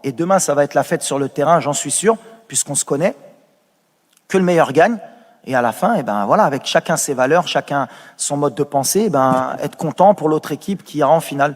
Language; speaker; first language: French; native; French